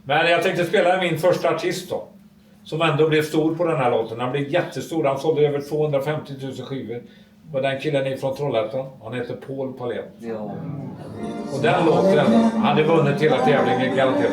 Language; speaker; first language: Swedish; native; Swedish